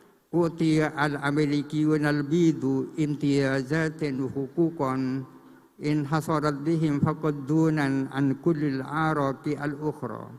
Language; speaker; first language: Arabic; non-native, fluent; Indonesian